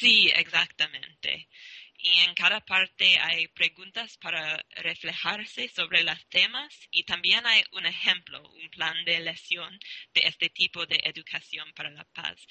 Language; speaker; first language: Spanish; non-native, learner; English